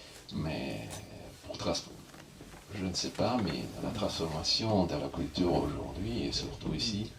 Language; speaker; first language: French; non-native, fluent; Russian